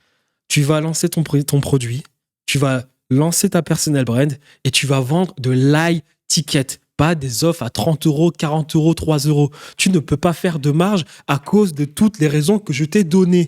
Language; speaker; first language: French; native; French